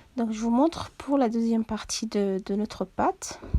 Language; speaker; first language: French; non-native, local second language; Arabic